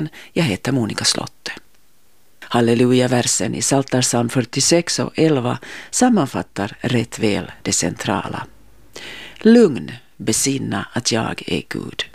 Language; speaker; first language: Swedish; native; Swedish